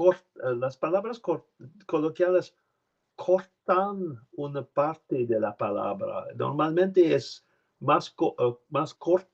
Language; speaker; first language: Spanish; non-native, learner; French